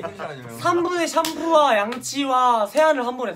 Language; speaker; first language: Korean; native; Korean